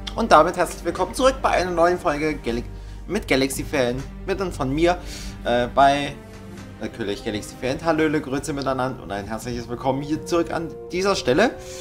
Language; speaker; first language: German; native; German